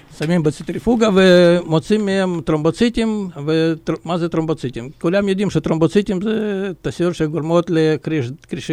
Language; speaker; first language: Hebrew; non-native, fluent; Russian